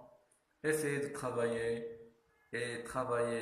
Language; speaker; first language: French; non-native, fluent; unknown